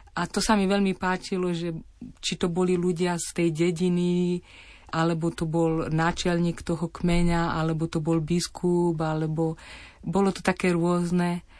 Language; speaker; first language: Slovak; native; Slovak